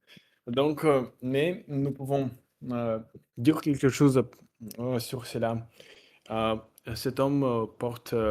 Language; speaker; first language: French; non-native, learner; Russian